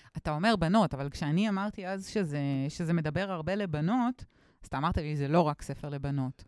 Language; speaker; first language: Hebrew; native; Hebrew